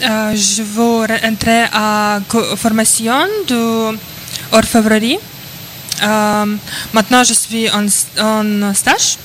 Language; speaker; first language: French; non-native, learner; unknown